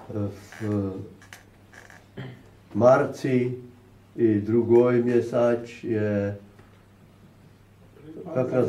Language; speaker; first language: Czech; non-native, learner; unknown